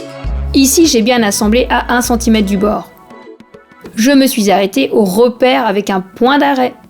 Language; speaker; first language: French; native; French